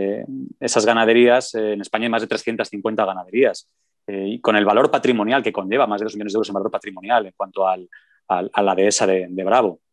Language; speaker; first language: Spanish; native; Spanish